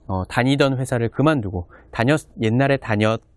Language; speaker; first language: Korean; native; Korean